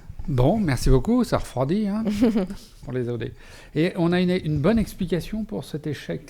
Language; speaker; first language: French; native; French